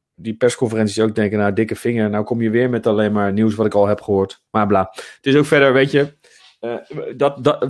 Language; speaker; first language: Dutch; native; Dutch